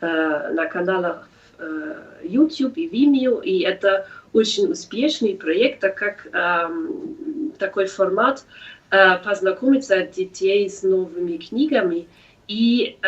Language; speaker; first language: Russian; non-native, fluent; German